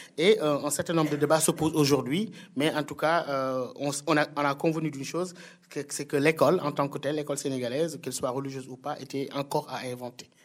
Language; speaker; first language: French; non-native, local second language; Wolof